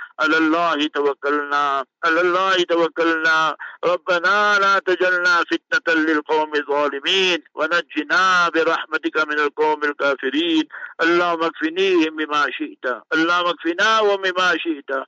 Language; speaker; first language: Arabic; non-native, fluent; English